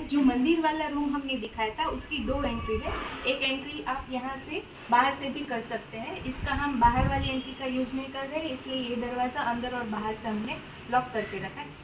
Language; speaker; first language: Hindi; non-native, local second language; Gujarati